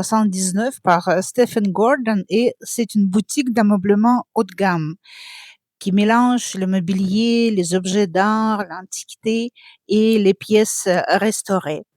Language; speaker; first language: French; non-native, fluent; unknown